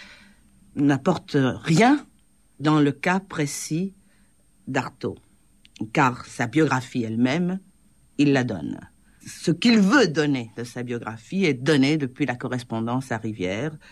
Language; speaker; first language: French; native; French